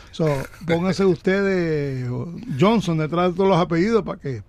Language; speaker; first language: Spanish; early bilingual, other home language; English